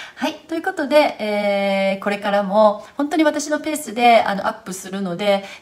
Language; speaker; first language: Japanese; early bilingual, heritage; Japanese